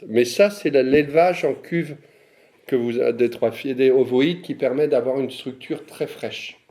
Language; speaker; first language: French; native; French